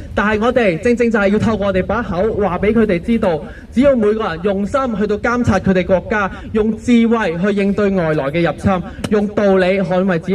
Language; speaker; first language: Cantonese; native; Cantonese